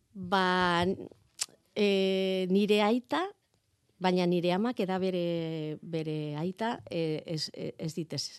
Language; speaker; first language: Basque; non-native, local second language; Spanish